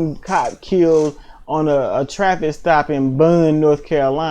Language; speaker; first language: English; native; English